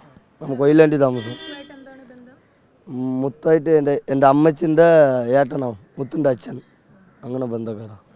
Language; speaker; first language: Malayalam; non-native, local second language; Tamil